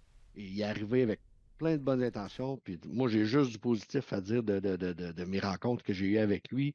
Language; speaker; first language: French; native; French